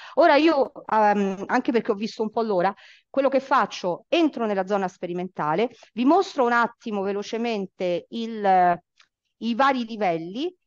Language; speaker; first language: Italian; native; Italian